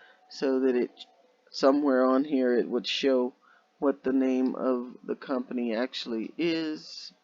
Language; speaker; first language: English; native; English